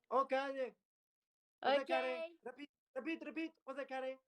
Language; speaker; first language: English; non-native, learner; Turkish